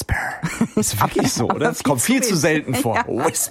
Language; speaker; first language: German; native; German